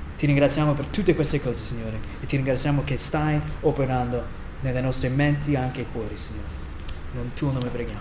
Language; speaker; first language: Italian; non-native, fluent; English